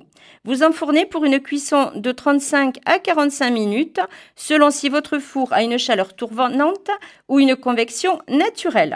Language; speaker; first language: French; native; French